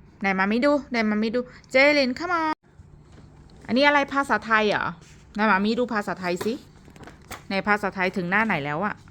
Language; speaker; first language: Thai; native; Thai